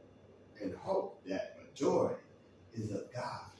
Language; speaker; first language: English; native; English